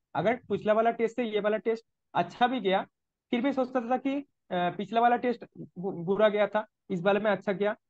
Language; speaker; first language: Hindi; non-native, local second language; Bangla